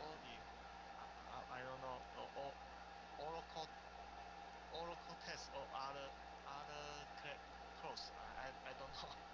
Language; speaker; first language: English; non-native, learner; Chinese